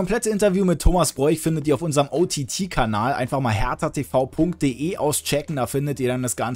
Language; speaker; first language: German; native; German